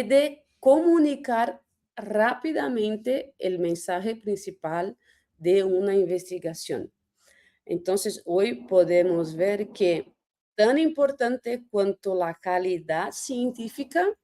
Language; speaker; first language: Spanish; non-native, fluent; Portuguese